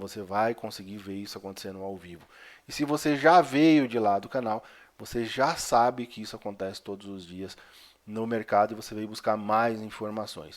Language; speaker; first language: Portuguese; native; Portuguese